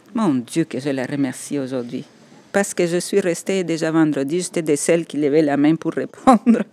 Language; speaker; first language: French; non-native, fluent; Spanish